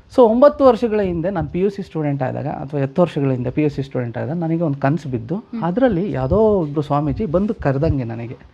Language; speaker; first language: Kannada; native; Kannada